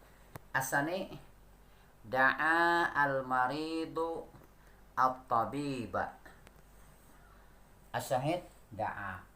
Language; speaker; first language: Arabic; non-native, fluent; Indonesian